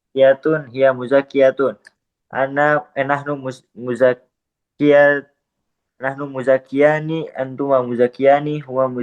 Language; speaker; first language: Arabic; non-native, learner; Indonesian